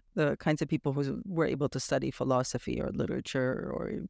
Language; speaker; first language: English; native; English